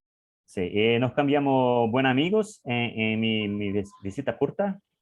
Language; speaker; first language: Spanish; non-native, learner; English